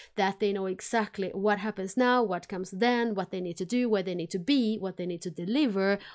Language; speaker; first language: English; non-native, fluent; Finnish